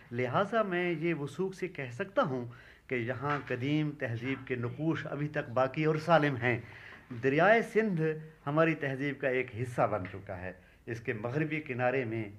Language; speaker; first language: Urdu; non-native, local second language; Saraiki